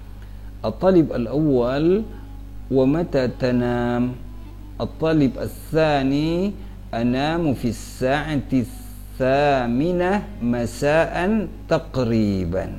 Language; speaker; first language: Arabic; non-native, fluent; Indonesian